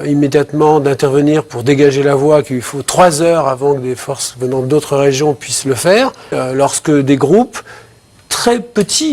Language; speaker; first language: French; native; French